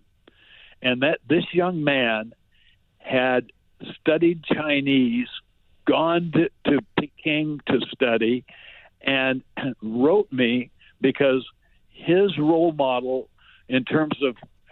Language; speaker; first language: English; native; English